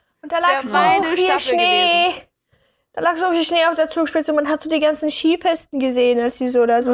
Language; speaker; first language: German; native; German